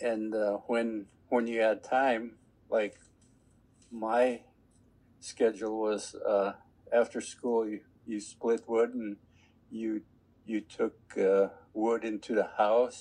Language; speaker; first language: English; native; English